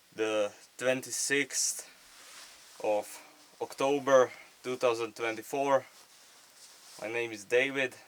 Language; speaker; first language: English; non-native, fluent; Slovak